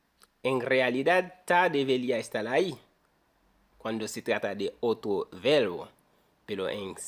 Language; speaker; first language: Spanish; non-native, fluent; Haitian Creole